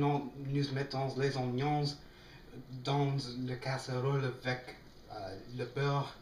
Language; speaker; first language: French; non-native, learner; English